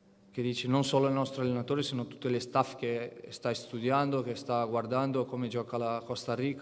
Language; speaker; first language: Italian; non-native, fluent; Portuguese